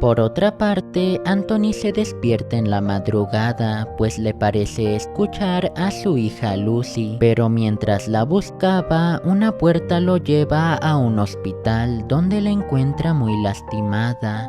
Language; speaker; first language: Spanish; native; Spanish